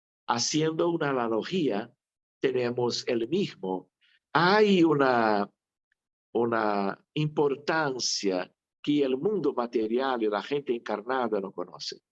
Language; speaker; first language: Spanish; non-native, fluent; Portuguese